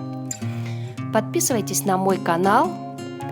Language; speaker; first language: Russian; native; Russian